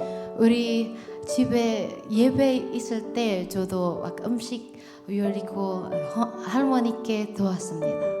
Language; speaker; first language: Korean; non-native, learner; Indonesian